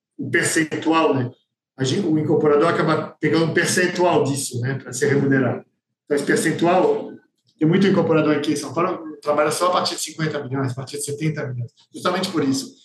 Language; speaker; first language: Portuguese; non-native, fluent; French